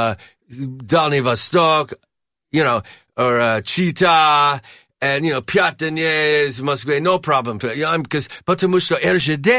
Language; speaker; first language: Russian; non-native, learner; English